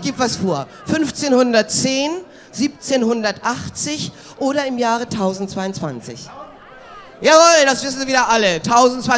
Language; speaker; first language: German; native; German